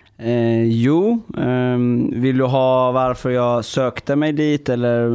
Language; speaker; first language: Swedish; early bilingual, other home language; Persian